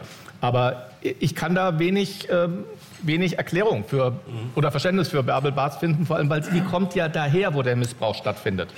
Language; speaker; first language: German; native; German